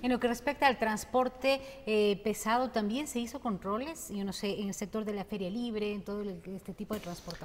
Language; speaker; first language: Spanish; native; Spanish